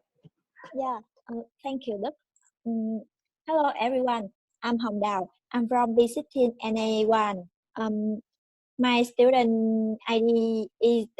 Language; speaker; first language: English; non-native, learner; Vietnamese